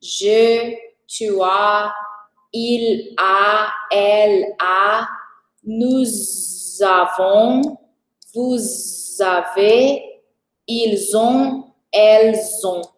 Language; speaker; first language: French; non-native, fluent; Portuguese